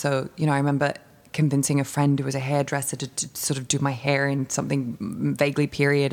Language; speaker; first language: English; native; English